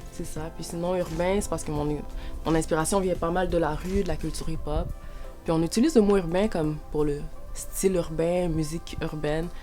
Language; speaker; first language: French; early bilingual, other home language; Haitian Creole